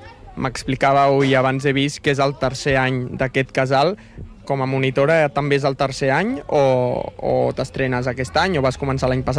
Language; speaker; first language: Catalan; native; Catalan